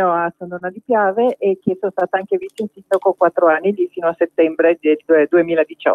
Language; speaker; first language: Italian; native; Italian